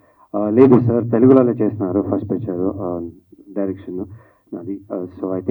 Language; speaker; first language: Telugu; non-native, learner; Kannada